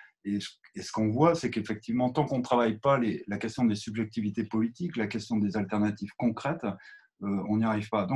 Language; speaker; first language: French; native; French